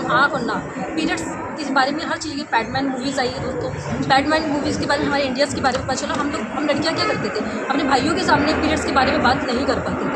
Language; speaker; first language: Hindi; native; Hindi